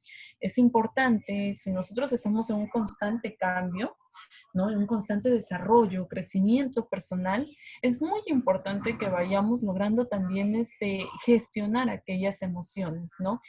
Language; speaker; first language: Spanish; native; Spanish